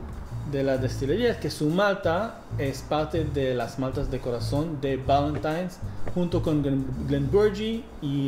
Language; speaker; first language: Spanish; non-native, fluent; English